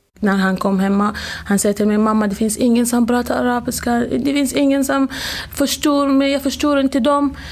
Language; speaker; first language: Swedish; non-native, fluent; Arabic